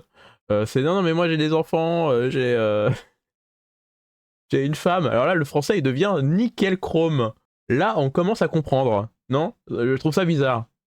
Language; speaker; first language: French; native; French